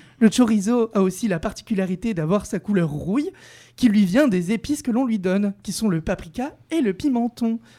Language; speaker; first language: French; native; French